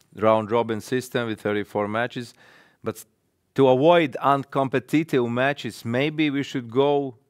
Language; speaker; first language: English; non-native, fluent; Latvian